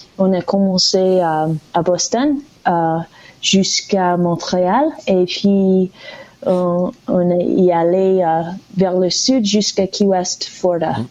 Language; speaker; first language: French; non-native, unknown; English